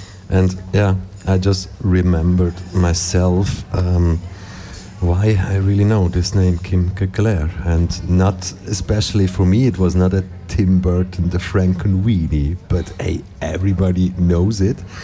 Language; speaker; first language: English; non-native, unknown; German